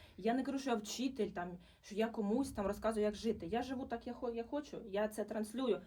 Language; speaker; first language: Ukrainian; non-native, local second language; Russian